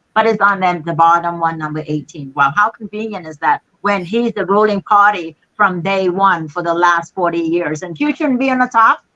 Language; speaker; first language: English; non-native, fluent; Khmer